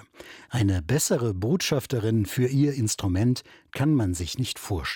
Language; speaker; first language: German; native; German